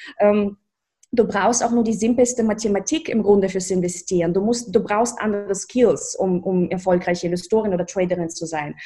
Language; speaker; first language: German; early bilingual, other home language; Russian